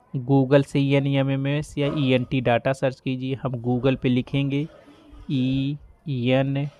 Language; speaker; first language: Hindi; native; Hindi